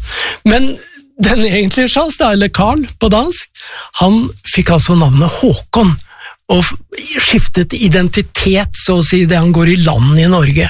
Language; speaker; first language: Norwegian; native; Norwegian